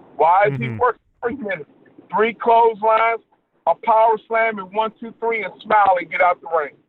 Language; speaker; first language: English; native; English